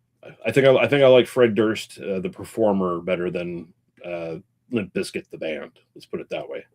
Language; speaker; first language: English; native; English